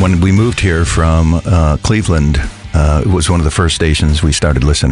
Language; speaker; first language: English; native; English